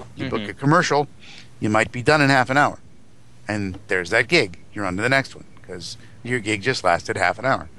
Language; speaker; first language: English; native; English